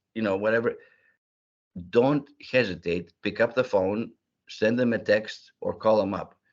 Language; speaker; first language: English; early bilingual, other home language; Greek